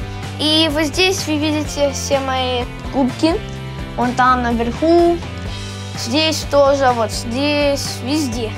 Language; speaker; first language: Russian; early bilingual, heritage; English